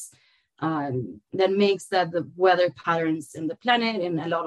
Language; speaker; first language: English; non-native, fluent; Spanish